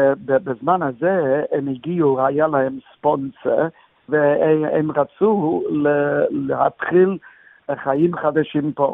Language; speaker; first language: Hebrew; non-native, fluent; English